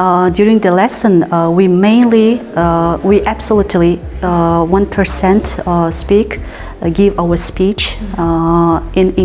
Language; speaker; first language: English; non-native, fluent; Uzbek